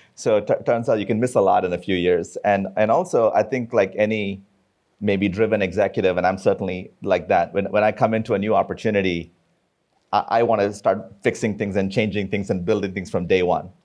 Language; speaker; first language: English; non-native, local second language; Tamil